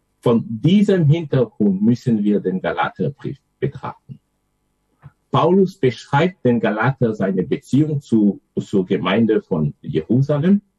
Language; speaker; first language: German; non-native, fluent; French